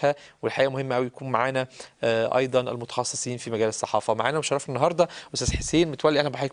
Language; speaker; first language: Arabic; native; Arabic